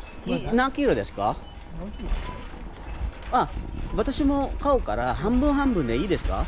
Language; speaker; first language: Japanese; non-native, learner; Filipino